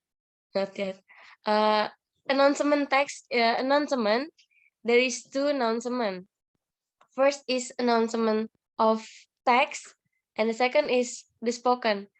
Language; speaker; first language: English; non-native, learner; Indonesian